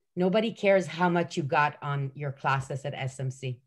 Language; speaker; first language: English; non-native, fluent; Hebrew